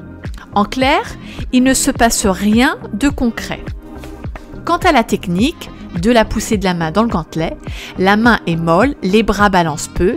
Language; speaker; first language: French; native; French